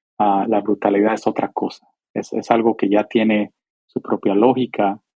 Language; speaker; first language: Spanish; early bilingual, heritage; Spanish